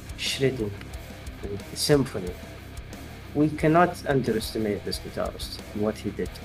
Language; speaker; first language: English; non-native, fluent; Arabic